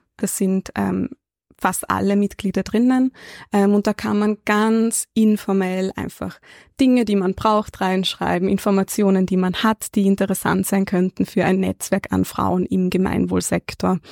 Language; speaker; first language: German; native; German